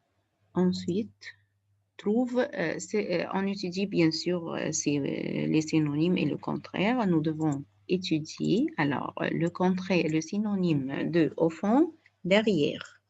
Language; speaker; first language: French; non-native, fluent; Arabic